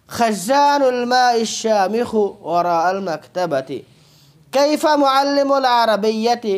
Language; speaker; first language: Arabic; non-native, learner; Urdu